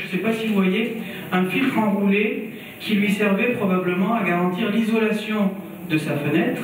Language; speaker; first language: French; native; French